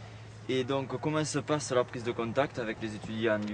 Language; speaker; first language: French; native; French